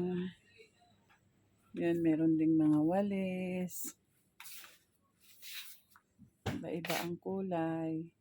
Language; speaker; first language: Filipino; native; Filipino